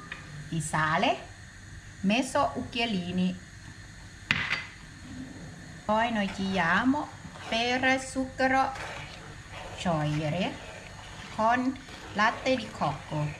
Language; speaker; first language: Italian; non-native, learner; Thai